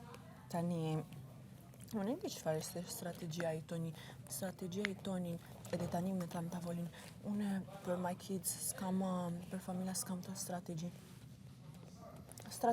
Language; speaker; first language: Albanian; early bilingual, heritage; Italian